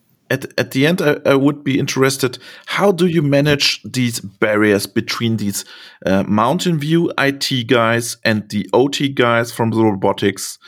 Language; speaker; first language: English; non-native, fluent; German